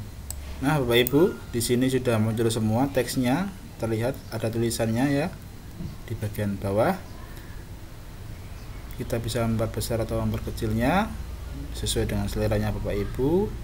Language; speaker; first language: Indonesian; native; Indonesian